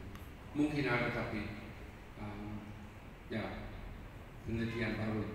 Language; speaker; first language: Indonesian; non-native, fluent; English